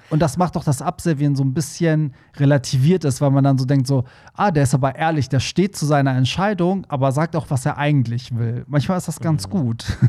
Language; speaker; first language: German; native; German